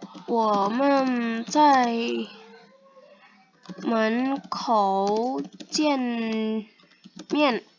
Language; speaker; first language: Chinese; non-native, learner; Indonesian